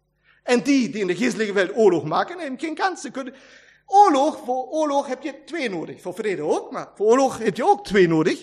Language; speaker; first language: Dutch; non-native, learner; German